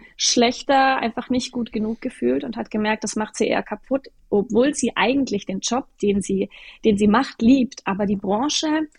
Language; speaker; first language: German; native; German